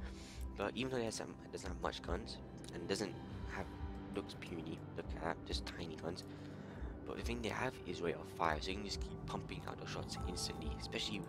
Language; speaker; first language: English; native; English